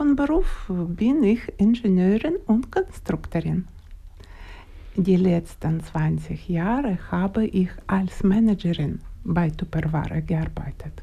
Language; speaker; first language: German; non-native, learner; Ukrainian